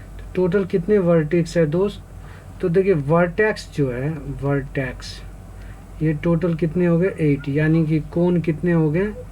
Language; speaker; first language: Hindi; native; Hindi